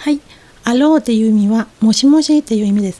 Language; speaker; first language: Japanese; non-native, fluent; Spanish